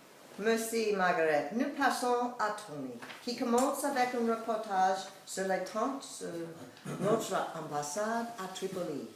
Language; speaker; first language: French; non-native, fluent; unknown